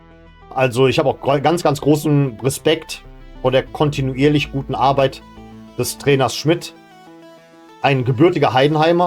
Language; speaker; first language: German; native; German